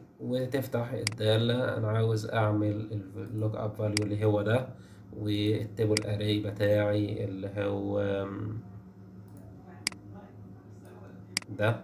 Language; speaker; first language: Arabic; native; Arabic